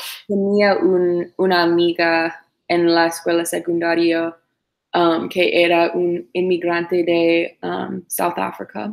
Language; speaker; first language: Spanish; non-native, learner; English